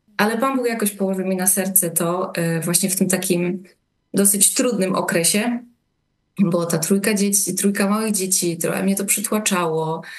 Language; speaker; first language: Polish; native; Polish